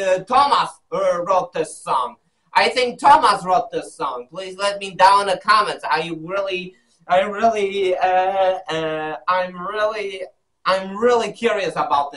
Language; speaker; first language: English; non-native, learner; Polish